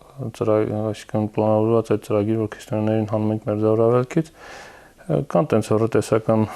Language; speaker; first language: Armenian; native; Armenian